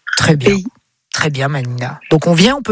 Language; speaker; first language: French; native; French